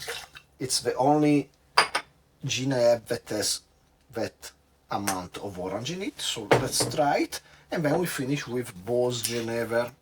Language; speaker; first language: English; non-native, fluent; Italian